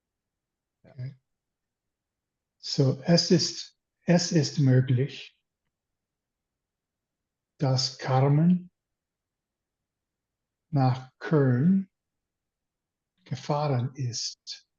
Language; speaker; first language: German; non-native, learner; English